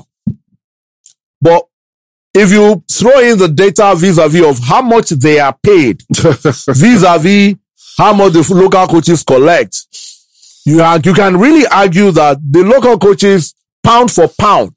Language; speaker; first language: English; non-native, local second language; Yoruba